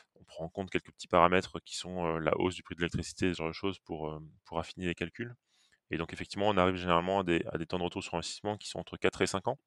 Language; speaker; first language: French; native; French